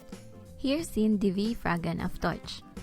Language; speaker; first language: German; non-native, fluent; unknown